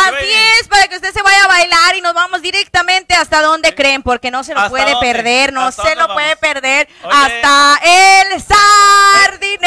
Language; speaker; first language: Spanish; native; Spanish